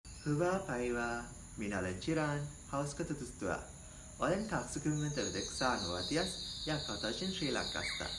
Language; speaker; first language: Finnish; non-native, learner; Sinhala